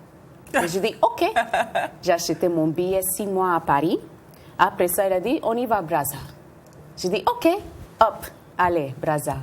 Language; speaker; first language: French; non-native, fluent; Spanish